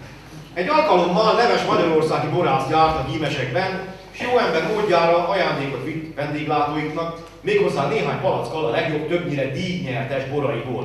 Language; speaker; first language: Hungarian; native; Hungarian